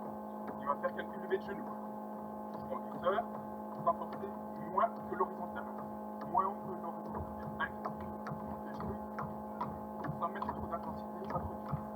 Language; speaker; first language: French; native; French